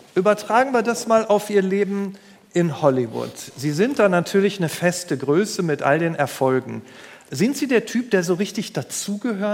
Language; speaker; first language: German; native; German